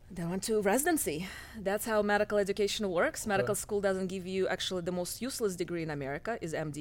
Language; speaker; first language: English; non-native, fluent; Russian